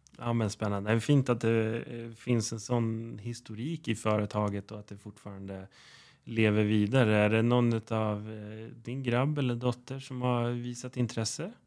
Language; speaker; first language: Swedish; native; Swedish